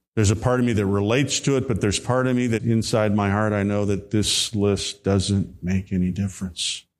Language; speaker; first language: English; native; English